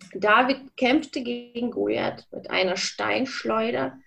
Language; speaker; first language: German; early bilingual, other home language; Russian